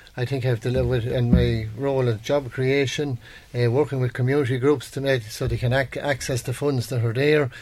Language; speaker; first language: English; native; English